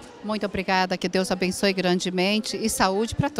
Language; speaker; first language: Portuguese; native; Portuguese